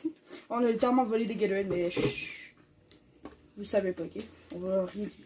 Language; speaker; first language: French; native; French